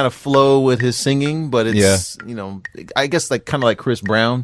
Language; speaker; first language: English; native; English